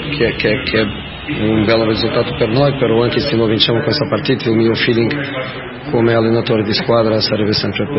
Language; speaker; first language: Italian; non-native, fluent; Portuguese